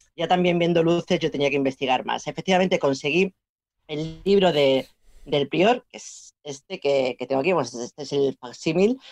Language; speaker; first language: Spanish; native; Spanish